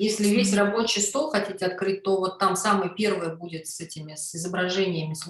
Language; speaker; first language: Russian; native; Russian